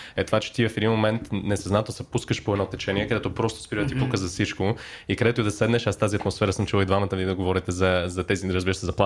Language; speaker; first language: Bulgarian; early bilingual, heritage; Bulgarian